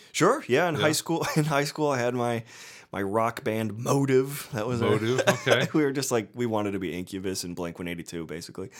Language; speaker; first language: English; native; English